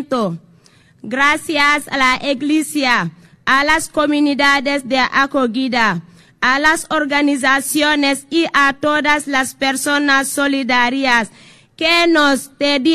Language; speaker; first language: Spanish; non-native, fluent; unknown